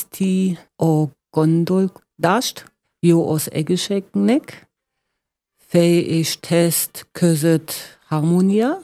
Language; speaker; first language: Hungarian; non-native, learner; German